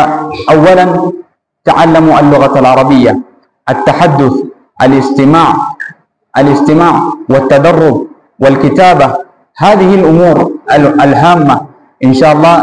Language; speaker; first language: Arabic; non-native, fluent; Urdu